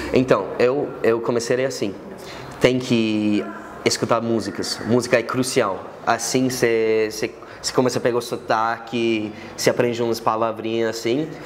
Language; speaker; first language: Portuguese; non-native, fluent; English